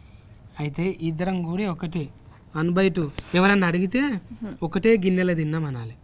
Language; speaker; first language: Telugu; native; Telugu